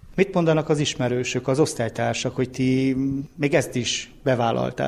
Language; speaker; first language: Hungarian; native; Hungarian